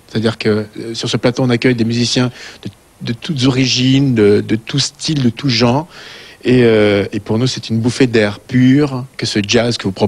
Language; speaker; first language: French; native; French